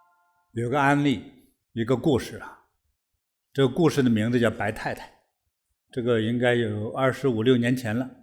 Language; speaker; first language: Chinese; native; Chinese